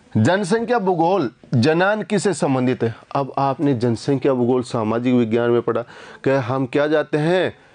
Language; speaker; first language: Hindi; native; Hindi